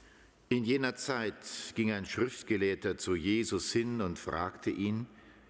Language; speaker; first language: German; native; German